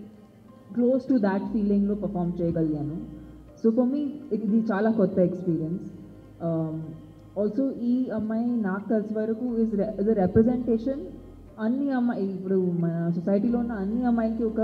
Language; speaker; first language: Telugu; non-native, fluent; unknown